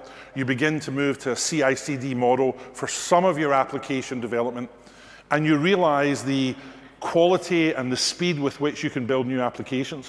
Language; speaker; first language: English; native; English